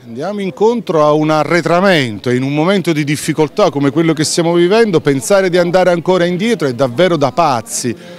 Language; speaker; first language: Italian; native; Italian